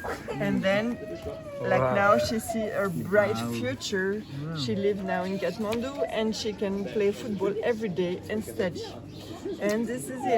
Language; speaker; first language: English; non-native, learner; French